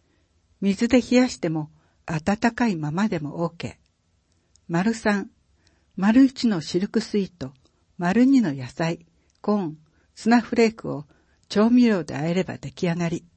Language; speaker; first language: Japanese; native; Japanese